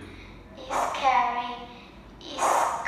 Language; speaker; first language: English; non-native, learner; Vietnamese